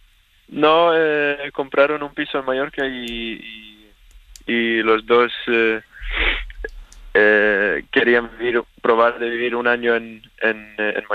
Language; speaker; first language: Spanish; early bilingual, other home language; Swedish